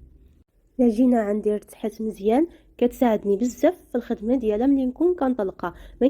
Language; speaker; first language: Arabic; native; Arabic